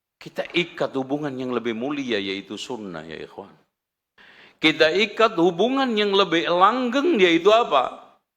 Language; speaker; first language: Indonesian; native; Indonesian